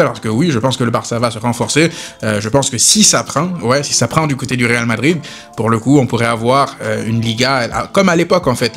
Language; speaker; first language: French; native; French